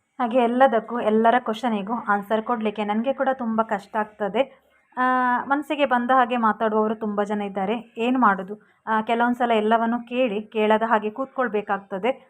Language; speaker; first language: Kannada; non-native, local second language; Tulu